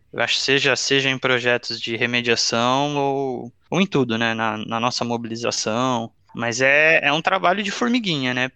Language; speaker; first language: Portuguese; native; Portuguese